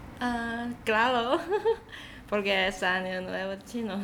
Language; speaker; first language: Spanish; non-native, learner; Chinese